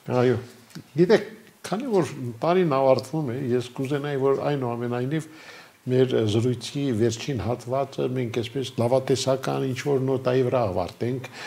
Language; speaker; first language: Armenian; native; Armenian